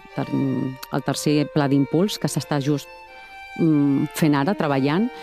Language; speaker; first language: Catalan; native; Catalan